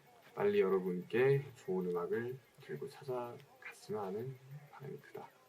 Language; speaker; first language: Korean; native; Korean